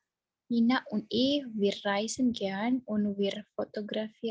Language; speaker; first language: German; non-native, learner; Indonesian